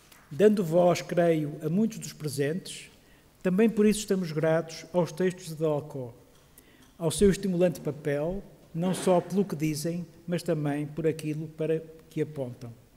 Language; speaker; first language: Portuguese; native; Portuguese